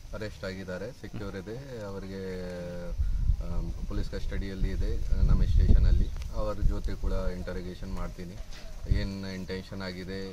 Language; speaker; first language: Kannada; non-native, learner; Hindi